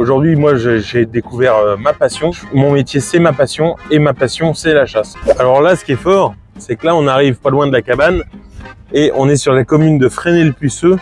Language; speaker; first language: French; native; French